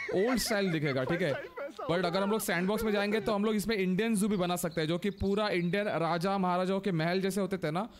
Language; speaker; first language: Hindi; non-native, local second language; Marathi